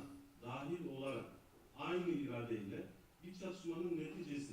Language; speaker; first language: Turkish; native; Turkish